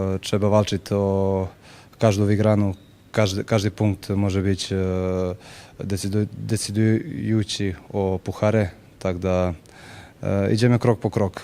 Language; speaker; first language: Polish; non-native, learner; Serbian